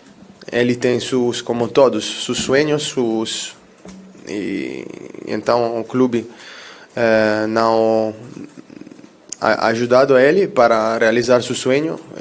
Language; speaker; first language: Portuguese; non-native, fluent; Italian